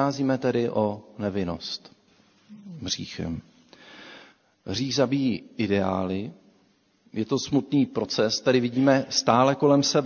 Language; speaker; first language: Czech; native; Czech